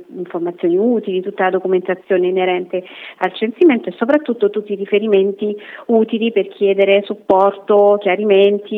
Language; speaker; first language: Italian; native; Italian